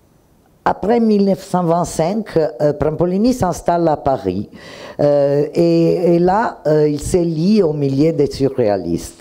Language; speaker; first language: French; non-native, fluent; Italian